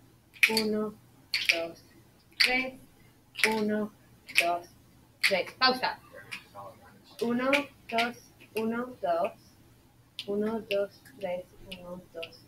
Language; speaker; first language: Spanish; non-native, fluent; English